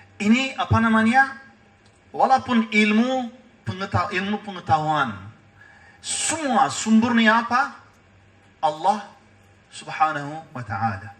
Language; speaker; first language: Indonesian; non-native, learner; Turkish